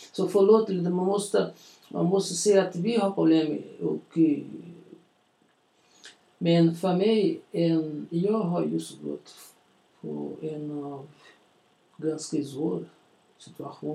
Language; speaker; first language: Swedish; non-native, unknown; Portuguese